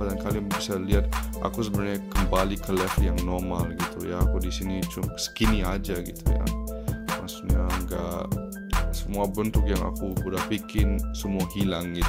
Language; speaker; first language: Indonesian; early bilingual, heritage; Indonesian